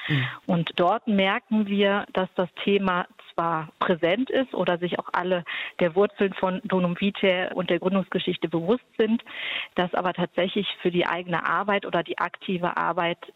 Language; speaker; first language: German; native; German